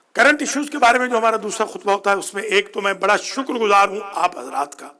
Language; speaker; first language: Urdu; non-native, local second language; Punjabi